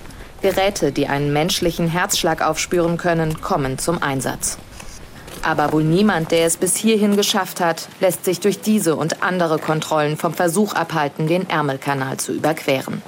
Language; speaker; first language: German; native; German